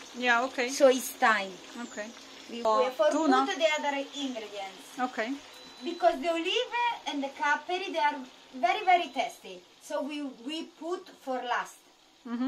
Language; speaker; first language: English; non-native, learner; Italian